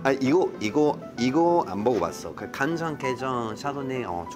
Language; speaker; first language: Korean; non-native, learner; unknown